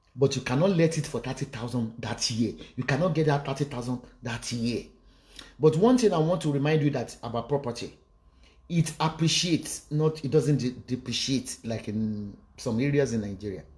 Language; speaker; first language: English; non-native, local second language; Yoruba